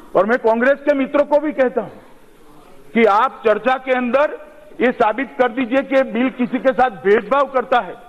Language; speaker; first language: Hindi; non-native, local second language; Gujarati